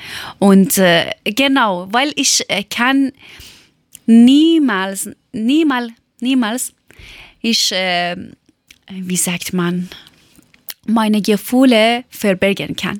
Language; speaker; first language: German; non-native, learner; Persian